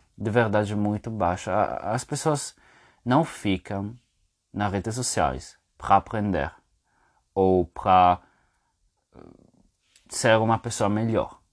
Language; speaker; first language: Portuguese; non-native, fluent; French